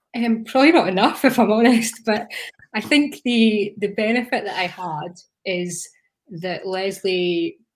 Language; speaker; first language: English; native; English